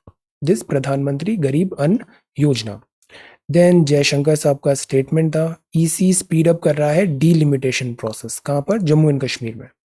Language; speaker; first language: Hindi; native; Hindi